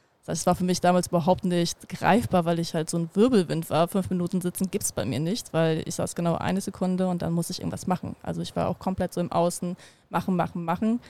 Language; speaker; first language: German; early bilingual, other home language; Russian